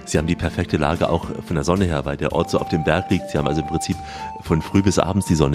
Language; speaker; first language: German; native; German